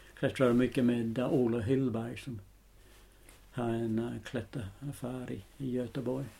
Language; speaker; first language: Swedish; non-native, fluent; English